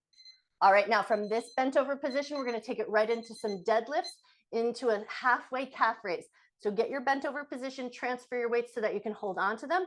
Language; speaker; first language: English; native; English